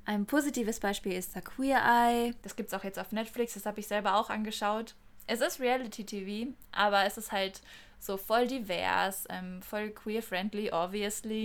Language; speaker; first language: German; native; German